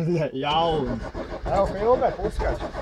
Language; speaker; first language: Latvian; native; Latvian